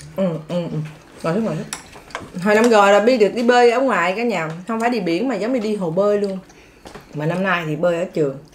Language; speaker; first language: Vietnamese; native; Vietnamese